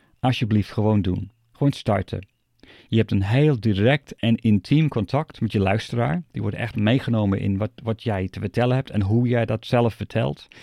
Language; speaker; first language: Dutch; non-native, fluent; English